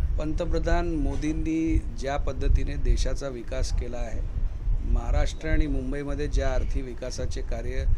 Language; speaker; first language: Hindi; non-native, local second language; Gujarati